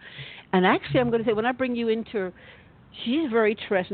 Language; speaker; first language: English; native; English